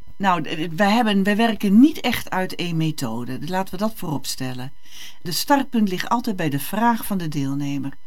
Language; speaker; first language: Dutch; native; Dutch